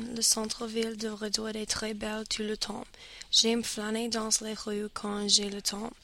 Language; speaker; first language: French; non-native, learner; English